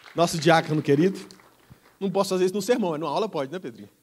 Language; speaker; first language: Portuguese; native; Portuguese